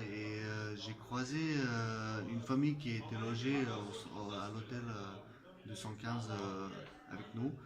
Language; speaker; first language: French; non-native, fluent; Chechen